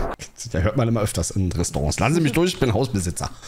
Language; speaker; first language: German; native; German